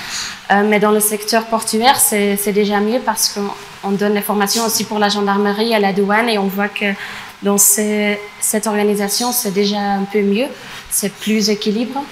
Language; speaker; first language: French; non-native, fluent; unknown